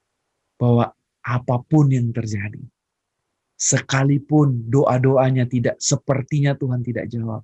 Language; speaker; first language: Indonesian; native; Indonesian